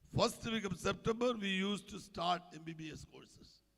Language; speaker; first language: English; non-native, local second language; Malayalam